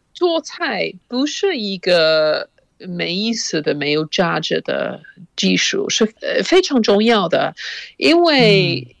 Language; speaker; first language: Chinese; non-native, fluent; English